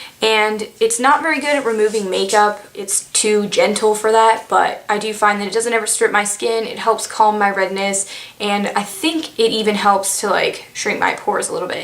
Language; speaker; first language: English; native; English